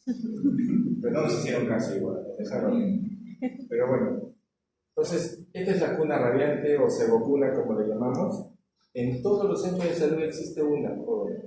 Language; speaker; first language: Spanish; native; Spanish